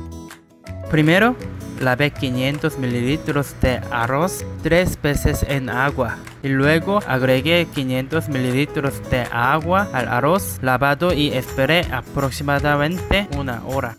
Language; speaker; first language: Spanish; non-native, learner; Korean